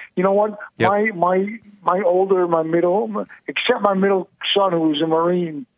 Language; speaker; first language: English; native; English